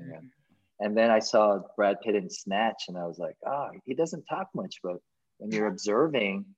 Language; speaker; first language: English; native; English